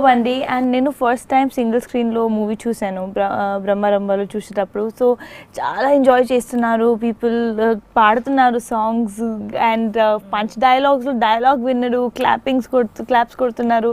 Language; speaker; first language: Telugu; non-native, fluent; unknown